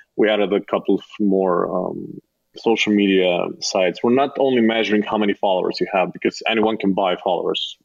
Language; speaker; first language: English; non-native, fluent; Slovenian